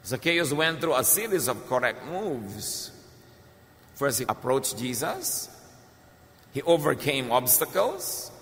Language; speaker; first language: English; non-native, local second language; Filipino